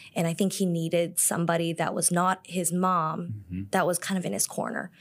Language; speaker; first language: English; early bilingual, other home language; Korean